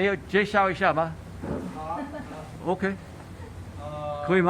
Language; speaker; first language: Chinese; non-native, learner; English